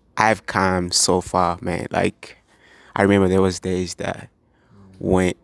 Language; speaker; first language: English; non-native, local second language; Swahili